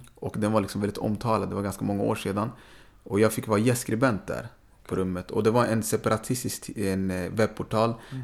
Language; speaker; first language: Swedish; native; Swedish